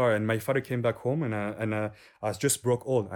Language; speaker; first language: English; non-native, fluent; French